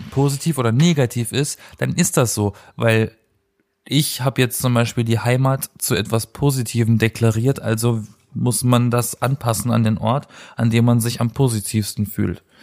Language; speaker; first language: German; native; German